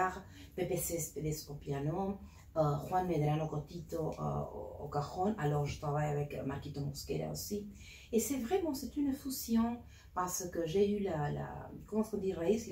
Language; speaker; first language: French; non-native, learner; Spanish